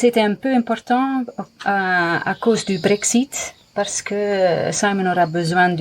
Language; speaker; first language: French; non-native, fluent; Dutch